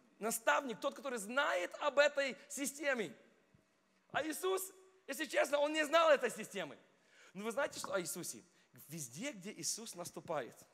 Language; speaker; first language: Russian; non-native, fluent; English